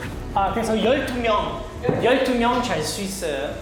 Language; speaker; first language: Korean; non-native, learner; French